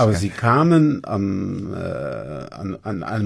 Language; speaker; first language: German; native; German